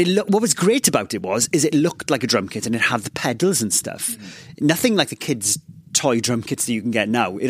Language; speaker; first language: English; non-native, local second language; Welsh